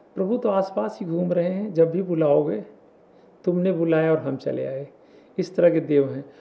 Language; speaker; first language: Hindi; native; Hindi